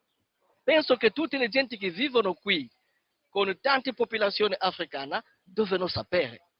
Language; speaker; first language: Italian; non-native, fluent; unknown